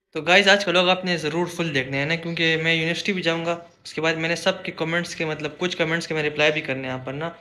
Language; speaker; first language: Urdu; non-native, local second language; Pashto